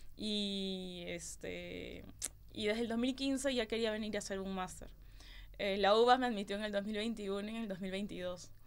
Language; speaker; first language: Spanish; native; Spanish